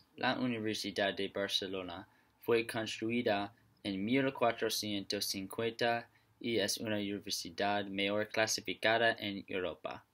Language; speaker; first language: Spanish; non-native, learner; English